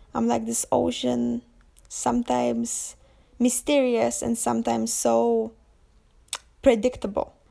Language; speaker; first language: English; non-native, fluent; Lithuanian